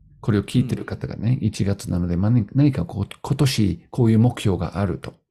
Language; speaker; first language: Japanese; non-native, fluent; English